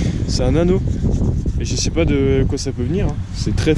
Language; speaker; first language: French; native; French